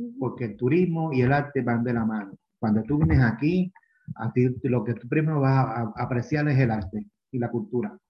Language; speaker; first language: Spanish; native; Spanish